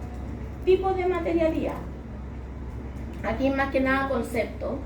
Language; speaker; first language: Spanish; native; Spanish